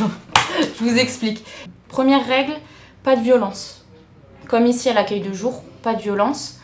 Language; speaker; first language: French; native; French